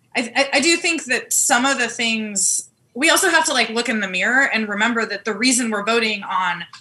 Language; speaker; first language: English; native; English